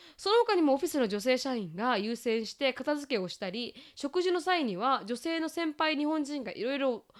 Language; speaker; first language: Japanese; native; Japanese